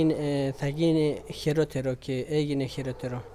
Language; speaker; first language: Greek; non-native, learner; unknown